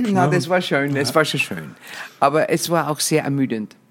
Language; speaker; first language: German; native; German